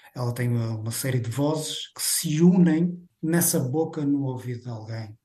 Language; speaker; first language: Portuguese; native; Portuguese